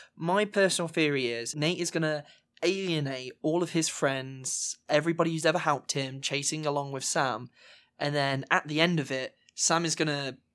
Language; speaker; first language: English; native; English